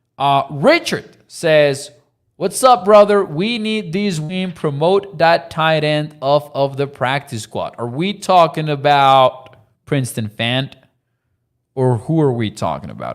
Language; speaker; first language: English; native; English